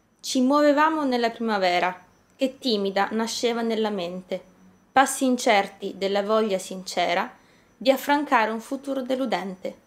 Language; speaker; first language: Italian; native; Italian